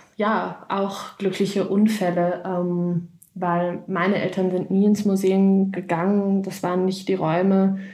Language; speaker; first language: German; native; German